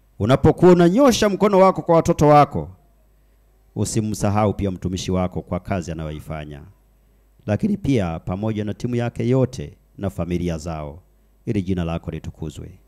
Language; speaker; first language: Swahili; native; Swahili